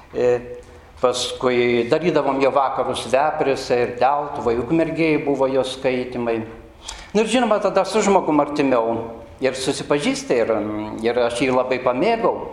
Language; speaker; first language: Lithuanian; native; Lithuanian